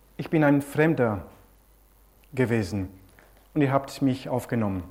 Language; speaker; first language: German; non-native, fluent; Romanian